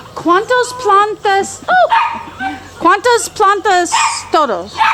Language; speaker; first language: Spanish; non-native, learner; English